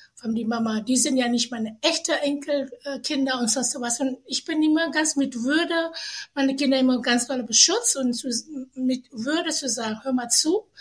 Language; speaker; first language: German; non-native, fluent; Indonesian